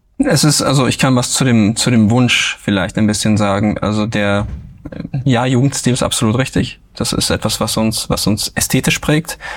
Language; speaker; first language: German; native; German